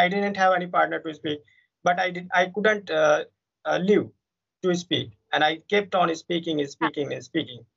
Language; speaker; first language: English; non-native, fluent; Hindi